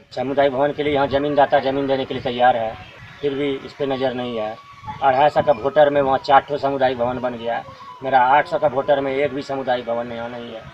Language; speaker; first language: Hindi; native; Hindi